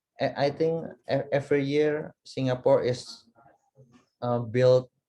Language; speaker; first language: English; non-native, learner; Indonesian